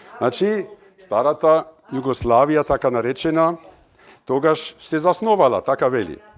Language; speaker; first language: Macedonian; non-native, fluent; German